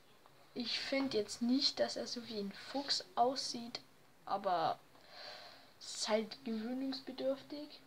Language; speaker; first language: German; native; German